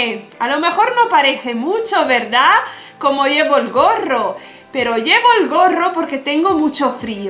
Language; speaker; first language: Spanish; non-native, fluent; Italian